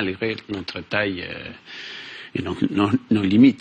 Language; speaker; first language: French; non-native, fluent; Spanish